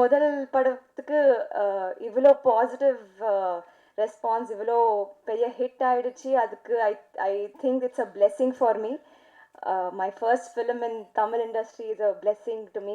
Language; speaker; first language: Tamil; non-native, learner; Telugu